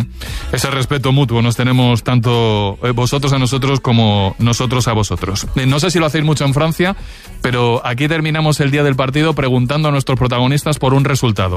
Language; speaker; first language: Spanish; native; Spanish